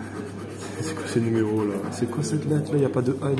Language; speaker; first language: French; native; French